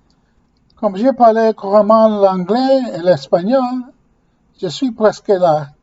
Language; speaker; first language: French; non-native, learner; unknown